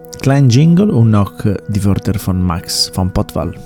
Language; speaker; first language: German; non-native, fluent; Italian